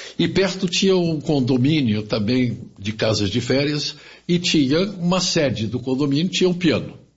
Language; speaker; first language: Portuguese; early bilingual, other home language; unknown